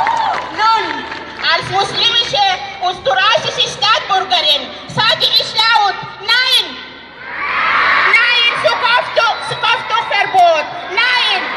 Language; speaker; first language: German; non-native, fluent; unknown